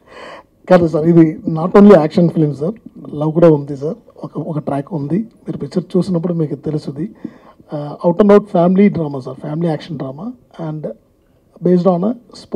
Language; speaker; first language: Telugu; non-native, fluent; Tamil